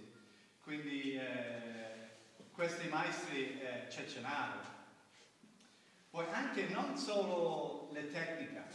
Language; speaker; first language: Italian; non-native, learner; English